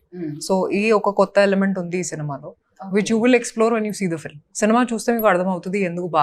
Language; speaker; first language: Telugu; non-native, fluent; Hindi